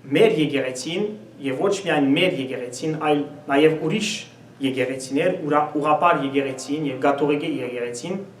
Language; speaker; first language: Armenian; native; Armenian